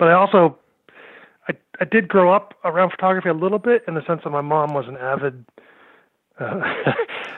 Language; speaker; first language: English; native; English